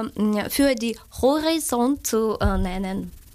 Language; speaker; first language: German; non-native, learner; Ukrainian